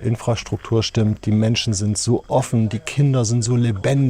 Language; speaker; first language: German; native; German